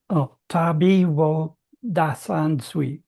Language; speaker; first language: Chinese; non-native, learner; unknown